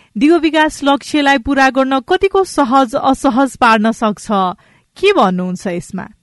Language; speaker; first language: Nepali; non-native, local second language; Maithili